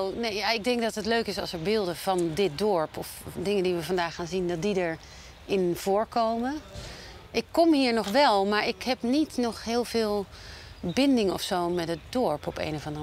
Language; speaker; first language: Dutch; native; Dutch